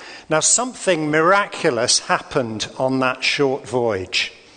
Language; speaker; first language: English; native; English